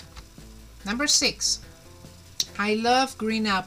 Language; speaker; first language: English; non-native, fluent; Spanish